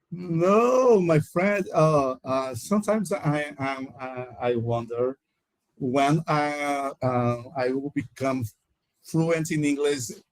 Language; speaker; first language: English; non-native, learner; Portuguese